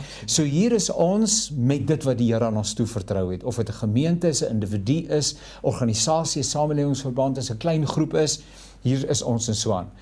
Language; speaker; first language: Afrikaans; native; Afrikaans